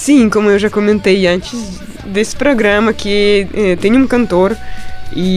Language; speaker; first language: Portuguese; non-native, fluent; Russian